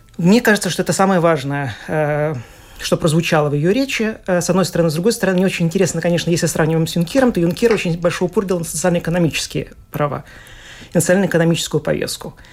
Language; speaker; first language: Russian; native; Russian